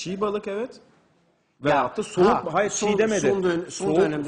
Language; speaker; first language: Turkish; native; Turkish